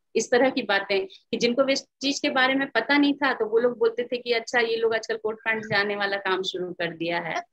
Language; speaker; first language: Hindi; native; Hindi